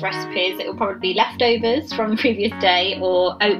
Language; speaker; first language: English; native; English